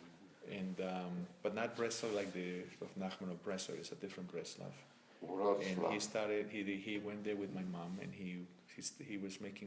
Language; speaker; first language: English; non-native, fluent; Spanish